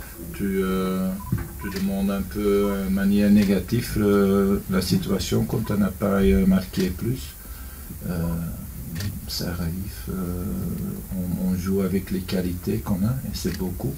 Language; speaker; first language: French; non-native, local second language; Dutch